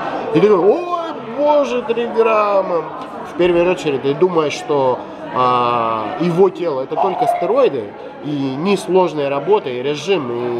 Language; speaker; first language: Russian; non-native, fluent; Greek